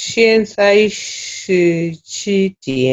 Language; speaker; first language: Chinese; non-native, learner; Shona